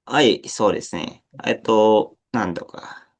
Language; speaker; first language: Japanese; non-native, learner; Indonesian